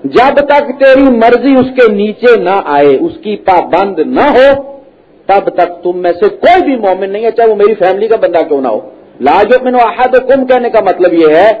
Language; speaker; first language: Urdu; non-native, local second language; Punjabi